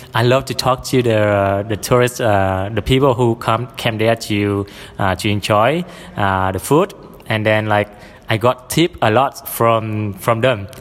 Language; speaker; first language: English; non-native, fluent; Vietnamese